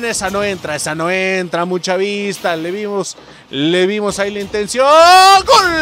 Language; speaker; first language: Spanish; native; Spanish